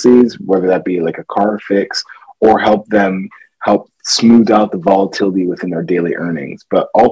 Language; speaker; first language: English; native; English